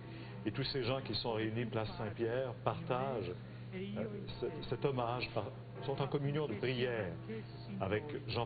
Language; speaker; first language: French; native; French